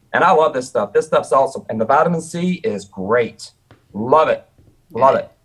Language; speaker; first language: English; native; English